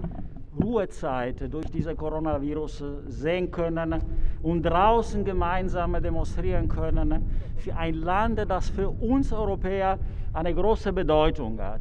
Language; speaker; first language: German; non-native, fluent; Italian